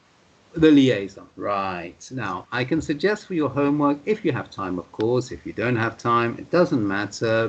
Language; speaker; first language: English; non-native, fluent; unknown